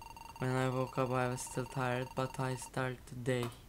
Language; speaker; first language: English; non-native, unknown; Turkish